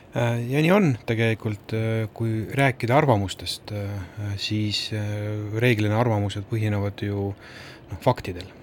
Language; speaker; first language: Estonian; non-native, local second language; Russian